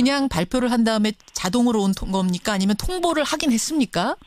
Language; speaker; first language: Korean; native; Korean